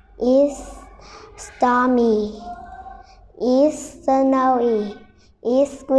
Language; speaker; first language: English; non-native, learner; Vietnamese